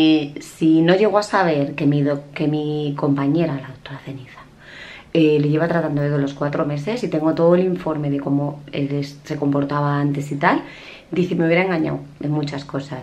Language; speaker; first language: Spanish; native; Spanish